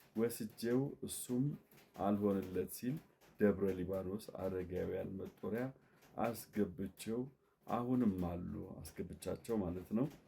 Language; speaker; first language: Amharic; native; Amharic